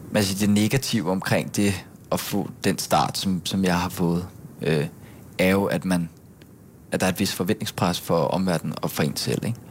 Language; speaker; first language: Danish; native; Danish